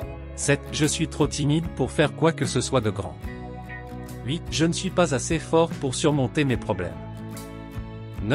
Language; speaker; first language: French; native; French